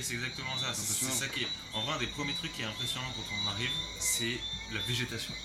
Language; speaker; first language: French; native; French